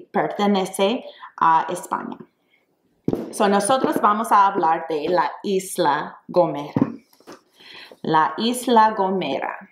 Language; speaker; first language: Spanish; non-native, fluent; English